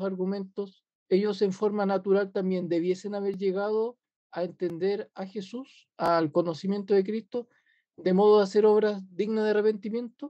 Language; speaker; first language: Spanish; native; Spanish